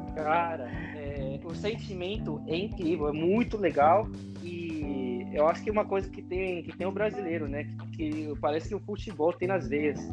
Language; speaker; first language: Portuguese; non-native, fluent; English